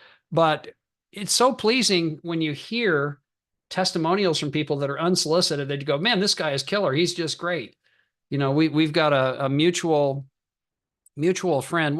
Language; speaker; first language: English; native; English